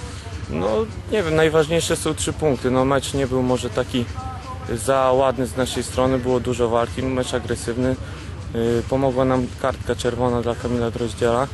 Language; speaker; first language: Polish; native; Polish